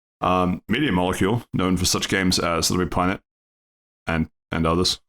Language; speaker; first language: English; native; English